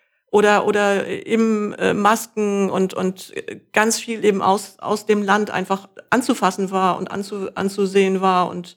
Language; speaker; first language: German; native; German